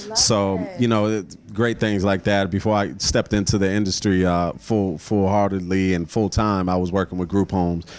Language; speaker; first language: English; native; English